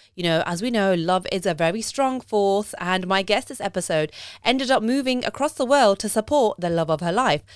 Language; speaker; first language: English; native; English